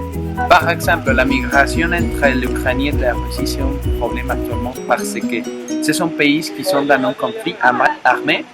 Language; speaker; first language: French; non-native, learner; Spanish